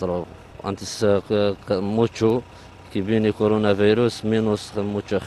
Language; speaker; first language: Spanish; non-native, learner; Arabic